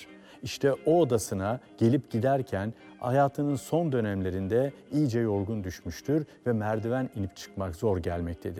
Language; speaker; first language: Turkish; native; Turkish